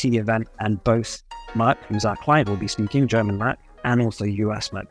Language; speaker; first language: English; native; English